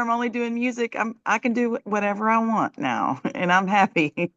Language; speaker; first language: English; native; English